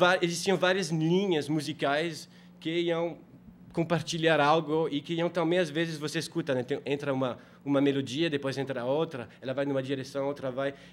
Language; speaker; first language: Portuguese; non-native, fluent; French